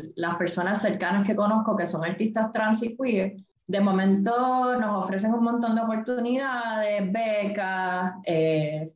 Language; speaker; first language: Spanish; native; Spanish